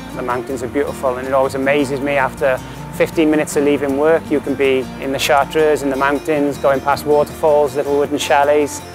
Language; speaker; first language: English; native; English